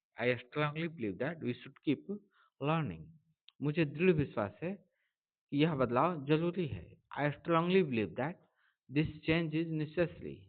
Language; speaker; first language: Hindi; native; Hindi